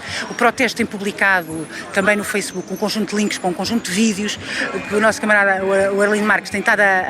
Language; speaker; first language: Portuguese; native; Portuguese